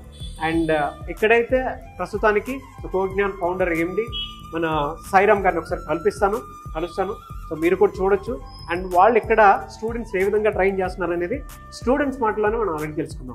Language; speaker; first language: Telugu; native; Telugu